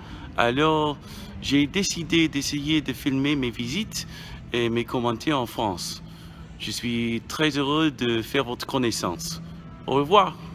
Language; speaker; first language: French; non-native, learner; English